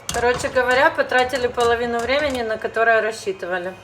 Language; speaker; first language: Russian; native; Russian